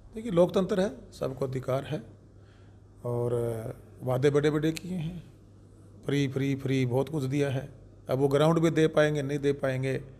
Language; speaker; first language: Hindi; native; Hindi